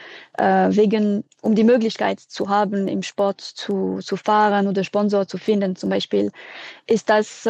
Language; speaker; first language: German; non-native, fluent; French